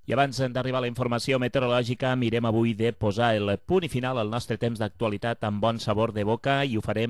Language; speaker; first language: Catalan; native; Catalan